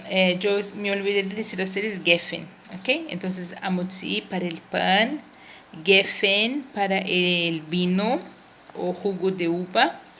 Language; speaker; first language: Spanish; non-native, fluent; Portuguese